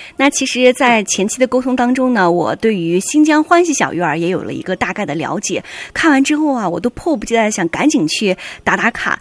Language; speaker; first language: Chinese; native; Chinese